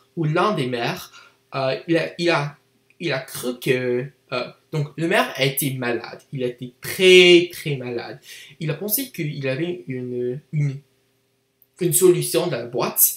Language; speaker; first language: French; non-native, learner; English